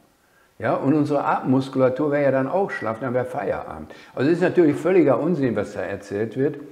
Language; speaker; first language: German; native; German